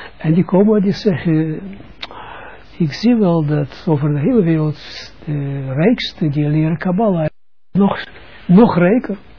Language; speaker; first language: Dutch; non-native, fluent; Russian